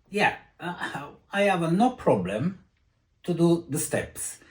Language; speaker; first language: English; non-native, learner; Italian